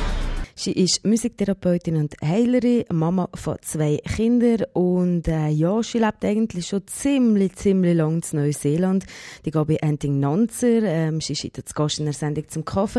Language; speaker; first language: German; native; German